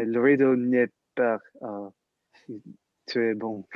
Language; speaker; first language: French; non-native, learner; English